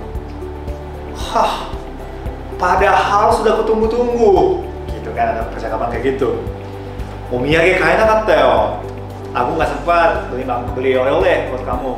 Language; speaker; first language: Indonesian; non-native, fluent; Japanese